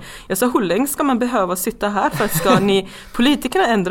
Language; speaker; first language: Swedish; non-native, fluent; Persian